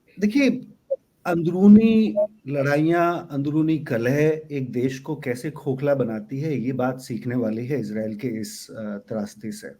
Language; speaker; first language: Hindi; native; Hindi